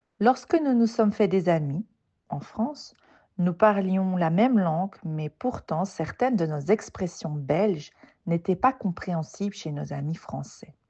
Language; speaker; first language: French; native; French